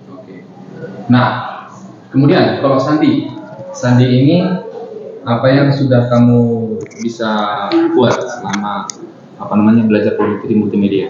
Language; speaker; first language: Indonesian; non-native, local second language; Javanese